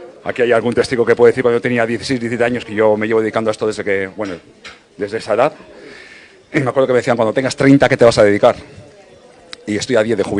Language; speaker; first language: Spanish; native; Spanish